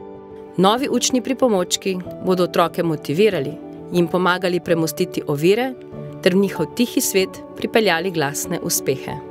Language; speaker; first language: Slovenian; native; Slovenian